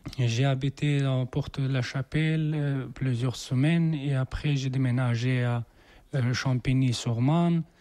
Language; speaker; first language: French; non-native, learner; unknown